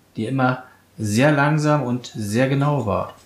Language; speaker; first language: German; native; German